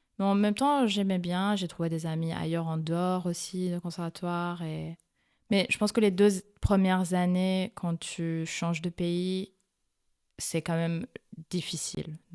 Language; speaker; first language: French; non-native, fluent; Persian